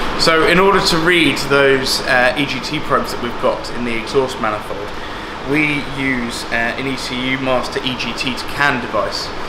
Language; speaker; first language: English; native; English